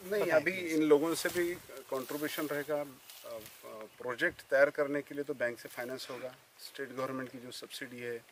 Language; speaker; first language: Hindi; non-native, local second language; Marathi